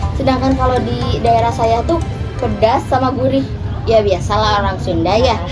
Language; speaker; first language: Indonesian; native; Indonesian